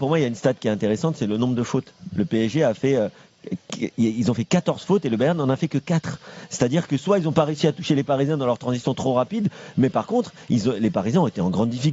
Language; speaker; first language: French; native; French